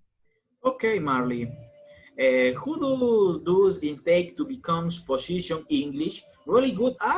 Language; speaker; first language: English; non-native, learner; Spanish